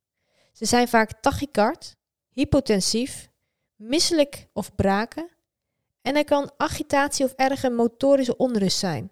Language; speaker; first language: Dutch; native; Dutch